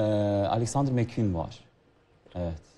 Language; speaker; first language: Turkish; non-native, fluent; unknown